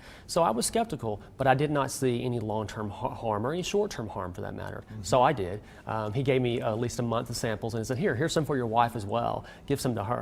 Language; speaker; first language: English; native; English